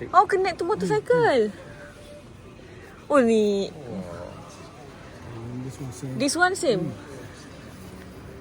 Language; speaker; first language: English; non-native, learner; Malay